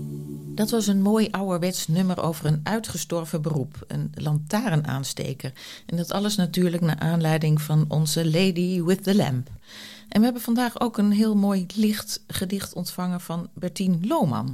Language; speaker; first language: Dutch; native; Dutch